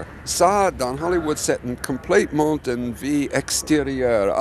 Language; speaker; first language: French; non-native, learner; English